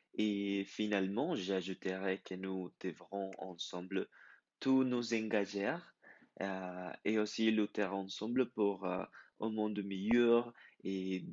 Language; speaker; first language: French; non-native, learner; Spanish